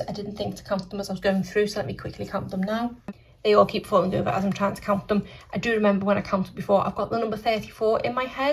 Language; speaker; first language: English; native; English